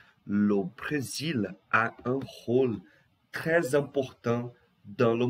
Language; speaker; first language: French; non-native, fluent; Portuguese